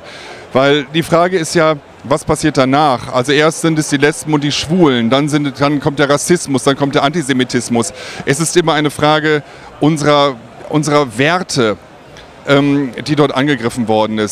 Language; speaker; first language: German; native; German